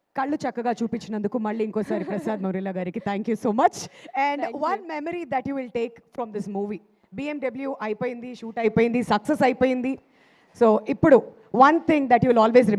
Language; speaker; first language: Telugu; native; Telugu